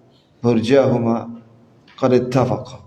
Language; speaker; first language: Arabic; non-native, fluent; Indonesian